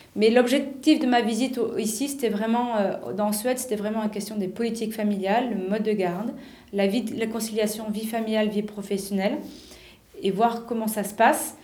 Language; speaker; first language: French; native; French